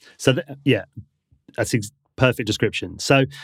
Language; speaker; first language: English; native; English